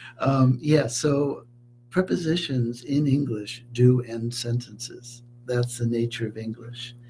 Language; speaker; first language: English; native; English